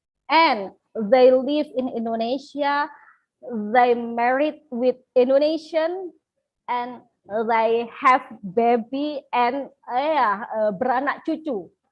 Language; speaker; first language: English; non-native, learner; Indonesian